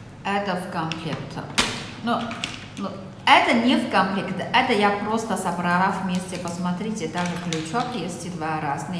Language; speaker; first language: Russian; non-native, learner; Chinese